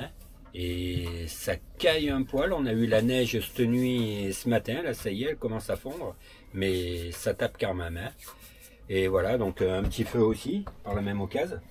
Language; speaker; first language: French; native; French